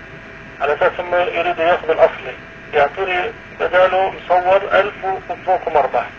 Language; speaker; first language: Arabic; native; Arabic